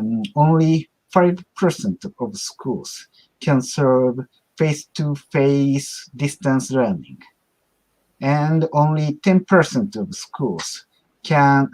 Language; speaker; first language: English; non-native, learner; Japanese